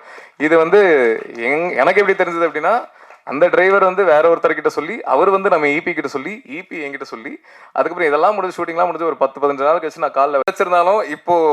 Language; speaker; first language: Tamil; native; Tamil